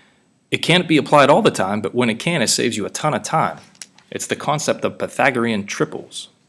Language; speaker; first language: English; native; English